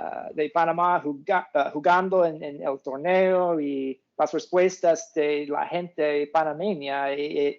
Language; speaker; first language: Spanish; non-native, fluent; English